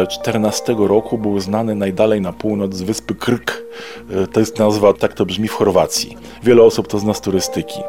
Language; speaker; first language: Polish; native; Polish